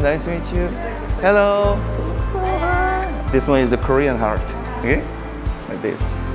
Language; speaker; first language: English; non-native, learner; Korean